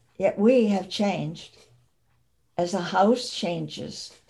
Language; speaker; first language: English; native; English